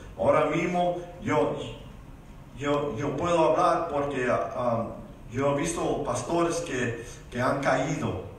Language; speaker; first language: Spanish; early bilingual, heritage; Spanish